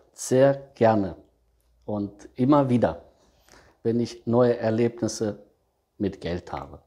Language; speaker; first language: German; early bilingual, other home language; Serbian